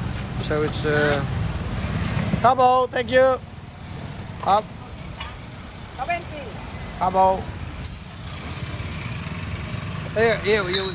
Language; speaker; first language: English; non-native, learner; Dutch